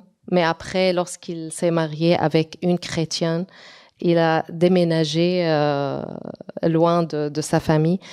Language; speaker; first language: French; non-native, local second language; Arabic